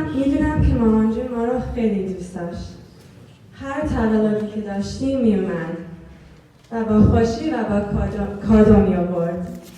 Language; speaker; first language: Persian; early bilingual, heritage; Persian